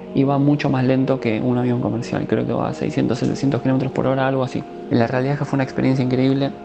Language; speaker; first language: Spanish; native; Spanish